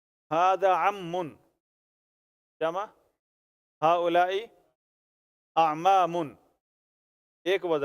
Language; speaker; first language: Arabic; non-native, fluent; Urdu